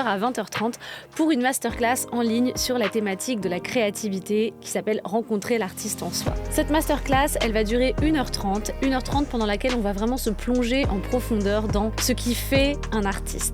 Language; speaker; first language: French; native; French